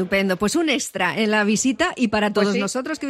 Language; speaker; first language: Spanish; native; Spanish